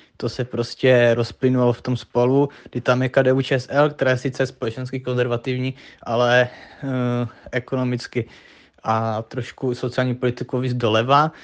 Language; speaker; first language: Czech; native; Czech